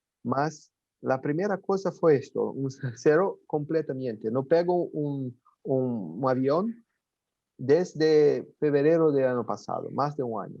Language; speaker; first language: Spanish; non-native, fluent; Portuguese